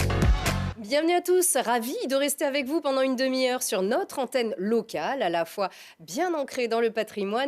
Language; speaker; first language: French; native; French